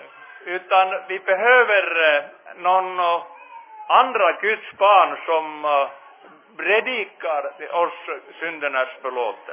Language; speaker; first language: Swedish; non-native, fluent; Finnish